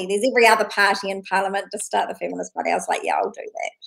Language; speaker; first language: English; native; English